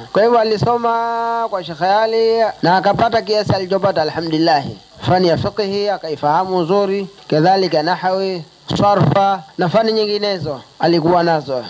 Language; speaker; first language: Swahili; native; Swahili